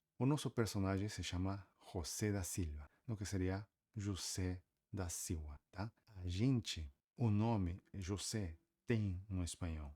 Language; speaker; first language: Portuguese; native; Portuguese